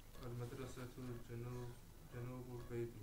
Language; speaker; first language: Arabic; non-native, learner; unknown